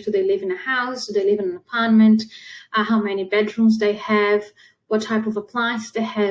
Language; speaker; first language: English; non-native, fluent; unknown